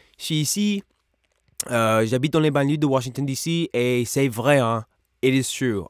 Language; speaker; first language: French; non-native, learner; English